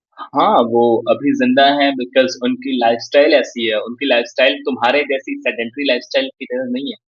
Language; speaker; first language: Hindi; native; Hindi